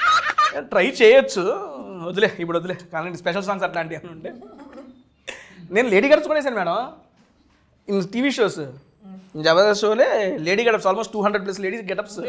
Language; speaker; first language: Telugu; native; Telugu